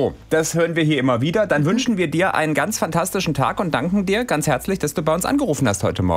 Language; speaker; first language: German; native; German